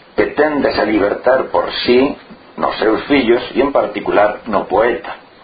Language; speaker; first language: Galician; non-native, local second language; Spanish